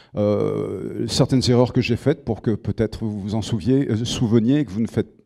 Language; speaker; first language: French; native; French